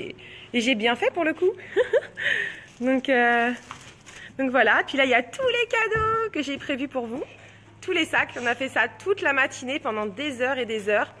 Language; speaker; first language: French; native; French